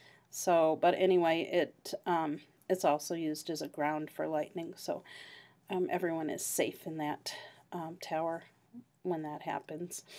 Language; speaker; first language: English; native; English